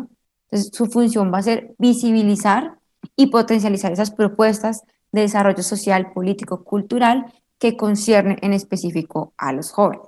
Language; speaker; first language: Spanish; native; Spanish